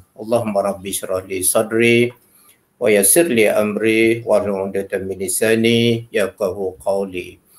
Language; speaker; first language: Malay; native; Malay